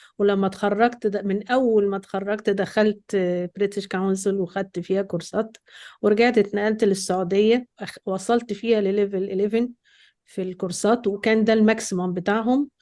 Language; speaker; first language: Egyptian Arabic; native; Egyptian Arabic